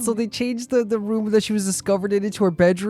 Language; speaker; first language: English; native; English